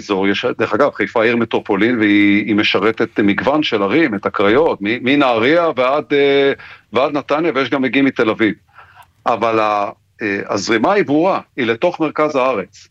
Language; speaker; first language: Hebrew; native; Hebrew